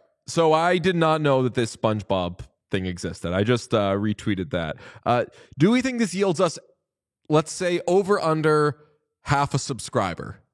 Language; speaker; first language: English; native; English